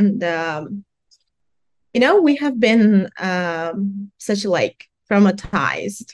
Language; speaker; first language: English; non-native, fluent; Persian